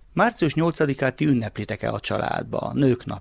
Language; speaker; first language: Hungarian; native; Hungarian